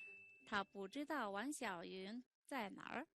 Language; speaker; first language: Chinese; non-native, fluent; Mongolian